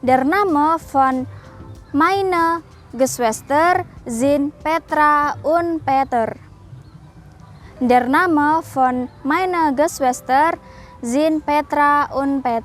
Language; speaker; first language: German; non-native, learner; Indonesian